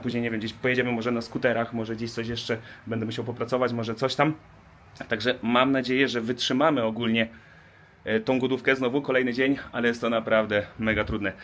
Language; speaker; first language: Polish; native; Polish